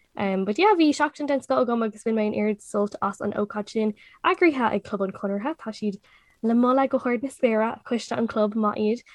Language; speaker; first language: Irish; non-native, local second language; English